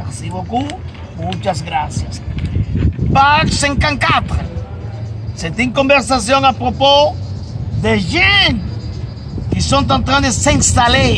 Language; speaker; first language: French; non-native, fluent; Spanish